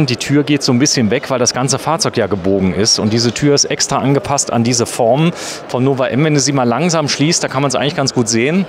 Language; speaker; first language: German; native; German